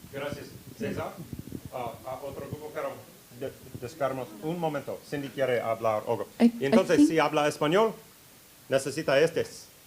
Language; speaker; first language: Spanish; non-native, learner; English